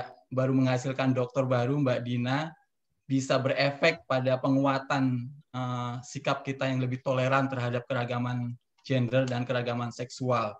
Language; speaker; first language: Indonesian; native; Indonesian